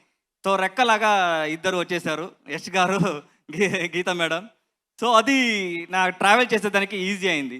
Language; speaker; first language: Telugu; non-native, learner; Kannada